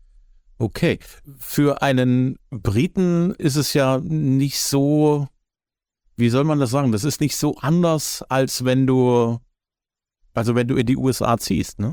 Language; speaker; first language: German; native; German